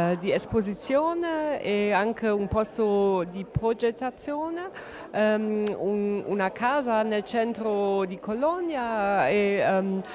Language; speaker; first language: Italian; non-native, learner; German